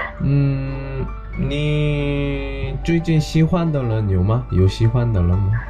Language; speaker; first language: Chinese; non-native, learner; Korean